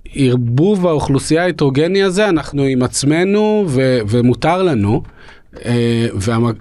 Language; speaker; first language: Hebrew; early bilingual, other home language; Russian